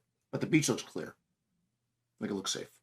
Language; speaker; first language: English; native; English